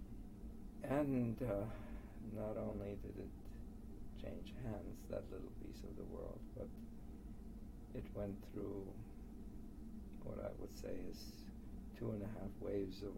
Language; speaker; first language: English; early bilingual, other home language; Polish